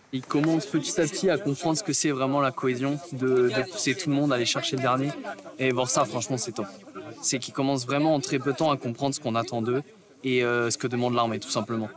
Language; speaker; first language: French; native; French